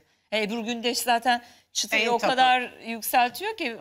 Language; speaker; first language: Turkish; native; Turkish